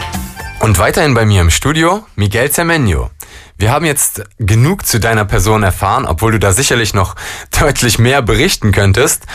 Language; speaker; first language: German; native; German